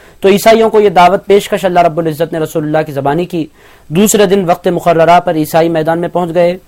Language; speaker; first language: Urdu; native; Urdu